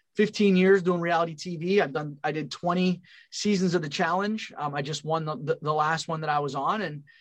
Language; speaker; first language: English; native; English